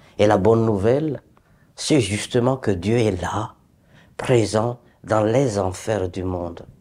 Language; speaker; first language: French; native; French